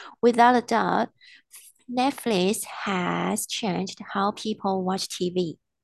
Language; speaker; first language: English; non-native, learner; Chinese